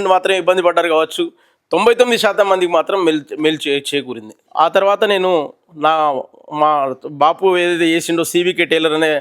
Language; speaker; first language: Telugu; native; Telugu